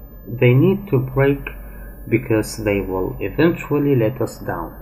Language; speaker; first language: English; non-native, fluent; Arabic